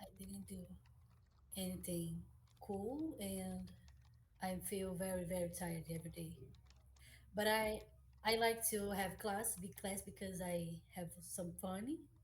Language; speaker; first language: English; non-native, learner; Portuguese